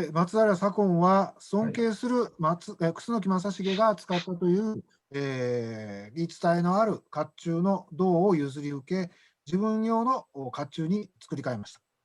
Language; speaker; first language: Japanese; native; Japanese